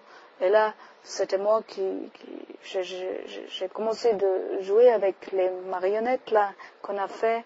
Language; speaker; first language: French; non-native, fluent; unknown